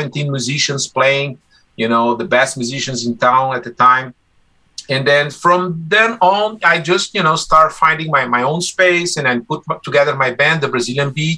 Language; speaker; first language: English; non-native, fluent; Portuguese